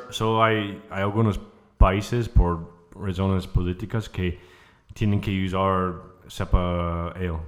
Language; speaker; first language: Spanish; non-native, fluent; English